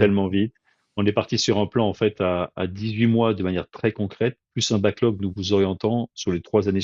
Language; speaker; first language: French; native; French